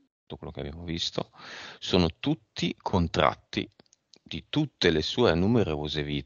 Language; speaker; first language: Italian; native; Italian